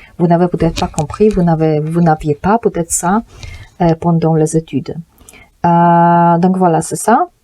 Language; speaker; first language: French; non-native, fluent; Polish